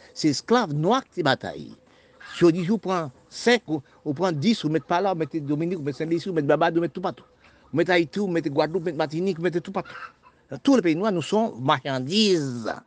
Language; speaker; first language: French; non-native, local second language; Haitian Creole